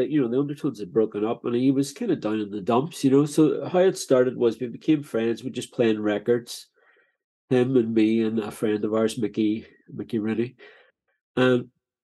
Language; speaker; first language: English; native; English